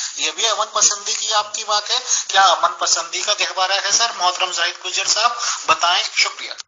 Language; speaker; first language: Urdu; non-native, local second language; Hindi